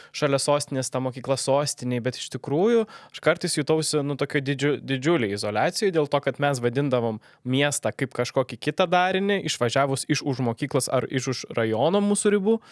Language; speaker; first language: Lithuanian; non-native, local second language; Polish